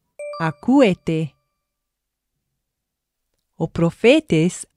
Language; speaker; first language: Greek; non-native, fluent; English